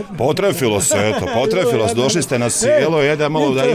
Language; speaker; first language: Croatian; native; Croatian